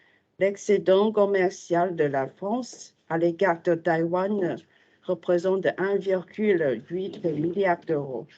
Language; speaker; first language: French; non-native, fluent; Chinese